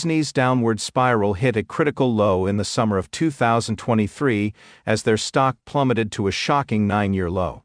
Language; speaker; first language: English; native; English